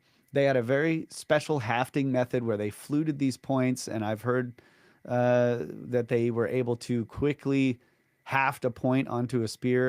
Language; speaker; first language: English; native; English